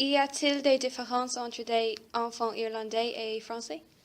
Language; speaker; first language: French; non-native, learner; English